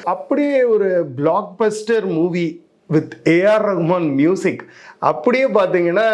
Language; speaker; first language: Tamil; native; Tamil